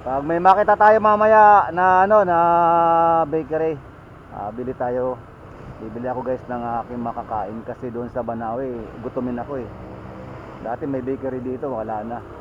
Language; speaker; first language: Filipino; native; Filipino